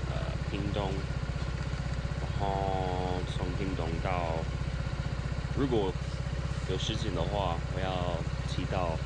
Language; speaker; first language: Chinese; non-native, fluent; English